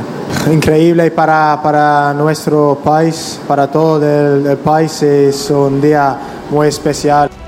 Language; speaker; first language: Spanish; non-native, learner; English